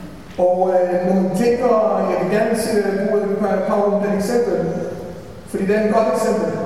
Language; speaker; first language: Danish; non-native, fluent; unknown